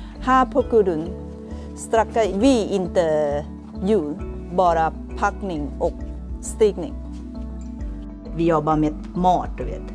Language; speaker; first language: Swedish; non-native, learner; Thai